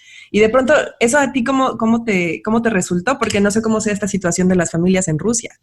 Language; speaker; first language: Spanish; native; Spanish